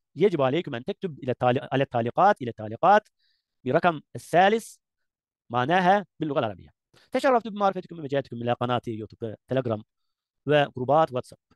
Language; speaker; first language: Arabic; non-native, learner; Turkish